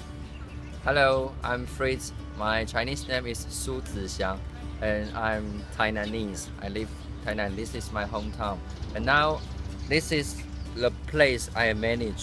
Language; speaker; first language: English; non-native, fluent; Chinese